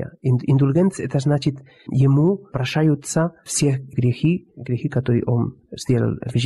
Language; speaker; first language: Russian; non-native, fluent; Spanish